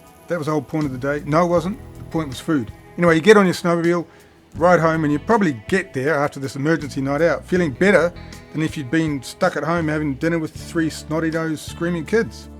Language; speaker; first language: English; native; English